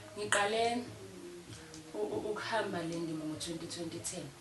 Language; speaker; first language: Zulu; native; Zulu